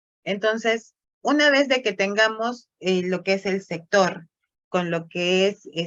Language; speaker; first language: Spanish; native; Spanish